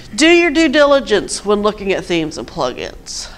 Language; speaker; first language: English; native; English